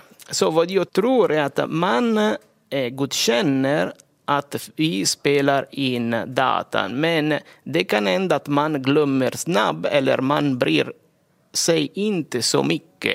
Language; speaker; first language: Swedish; non-native, fluent; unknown